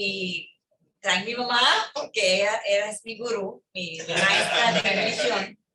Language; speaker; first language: Spanish; early bilingual, heritage; English